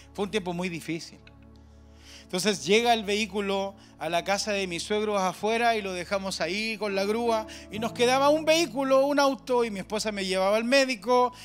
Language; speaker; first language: Spanish; native; Spanish